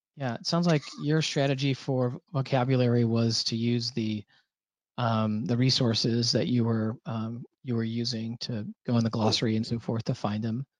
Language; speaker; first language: English; native; English